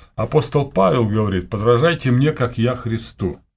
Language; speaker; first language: Russian; native; Russian